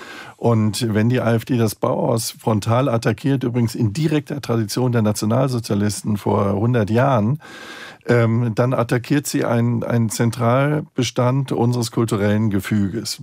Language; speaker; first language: German; native; German